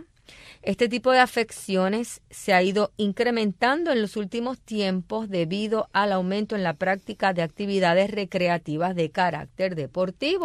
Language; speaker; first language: Spanish; native; Spanish